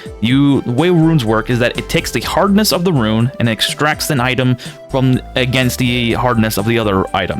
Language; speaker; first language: English; native; English